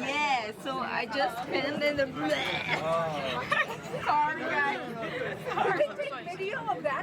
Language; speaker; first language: English; non-native, fluent; Portuguese